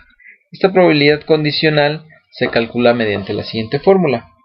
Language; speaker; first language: Spanish; native; Spanish